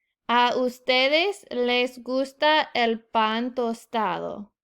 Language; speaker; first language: Spanish; non-native, fluent; English